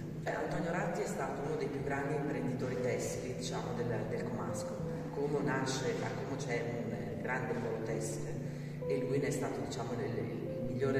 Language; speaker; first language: Italian; native; Italian